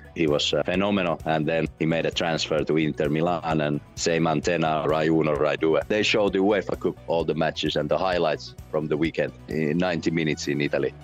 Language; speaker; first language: English; non-native, fluent; Finnish